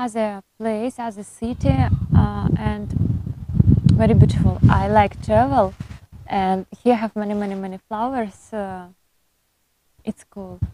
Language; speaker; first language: English; non-native, learner; Ukrainian